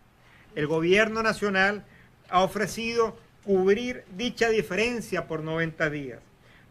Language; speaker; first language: Spanish; native; Spanish